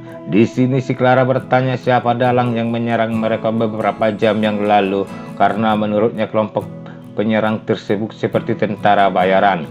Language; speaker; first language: Indonesian; native; Indonesian